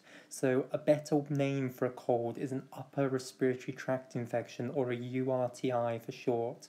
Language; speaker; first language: English; native; English